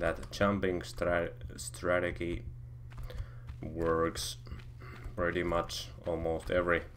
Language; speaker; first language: English; non-native, fluent; Finnish